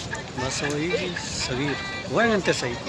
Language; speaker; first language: Arabic; non-native, learner; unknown